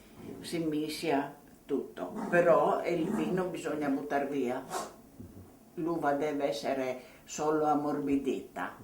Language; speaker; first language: Italian; non-native, local second language; Slovenian